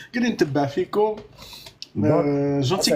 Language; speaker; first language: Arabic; native; Arabic